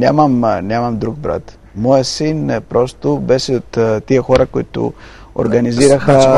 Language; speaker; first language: Bulgarian; non-native, fluent; Greek